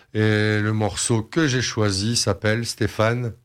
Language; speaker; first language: French; native; French